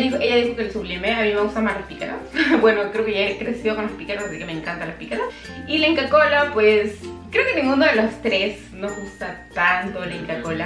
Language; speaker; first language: Spanish; native; Spanish